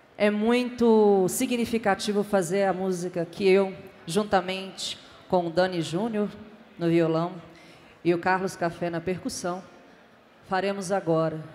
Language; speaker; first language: Portuguese; native; Portuguese